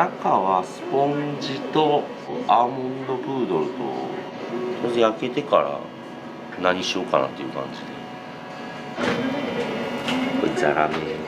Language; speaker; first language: Japanese; native; Japanese